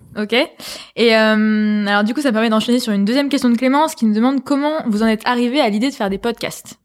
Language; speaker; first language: French; native; French